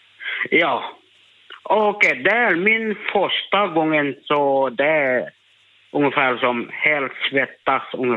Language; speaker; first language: Swedish; non-native, learner; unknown